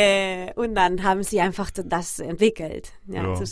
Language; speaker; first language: German; non-native, fluent; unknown